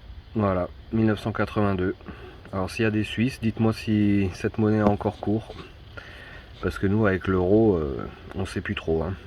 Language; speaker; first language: French; native; French